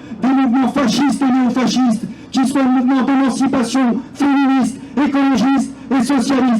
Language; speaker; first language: French; native; French